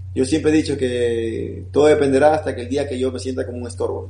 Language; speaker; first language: Spanish; native; Spanish